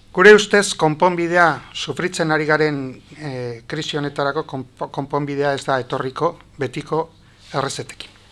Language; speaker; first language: Basque; native; Basque